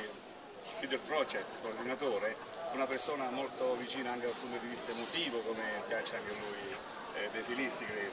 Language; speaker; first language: Italian; native; Italian